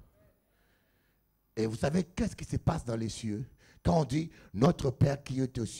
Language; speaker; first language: French; non-native, local second language; Lingala